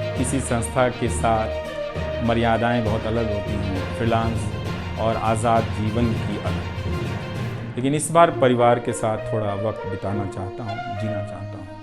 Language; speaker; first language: Hindi; non-native, local second language; Bhojpuri